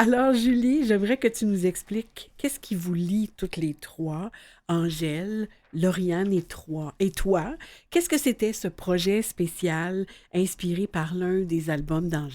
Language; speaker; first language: French; native; French